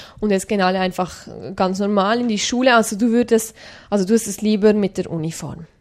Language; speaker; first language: German; native; German